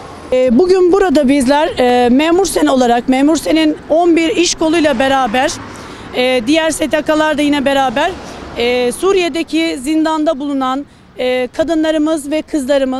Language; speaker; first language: Turkish; native; Turkish